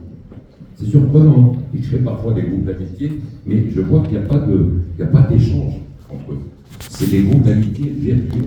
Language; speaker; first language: French; non-native, local second language; Arabic